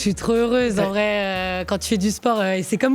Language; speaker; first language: French; native; French